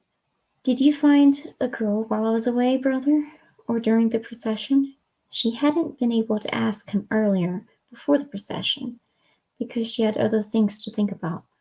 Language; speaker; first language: English; native; English